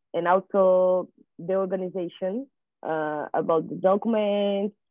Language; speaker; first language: English; non-native, learner; Portuguese